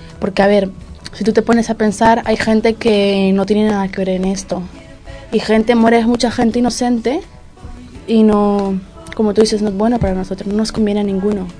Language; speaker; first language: Spanish; native; Spanish